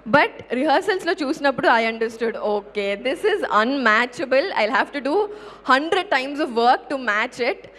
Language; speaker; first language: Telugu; native; Telugu